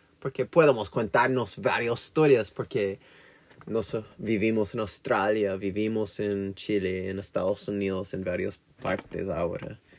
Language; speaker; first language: Spanish; non-native, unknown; English